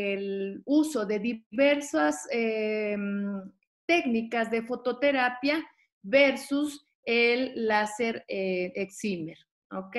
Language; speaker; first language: Spanish; native; Spanish